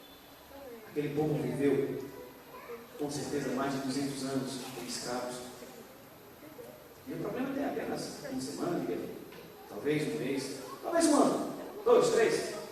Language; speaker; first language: Portuguese; native; Portuguese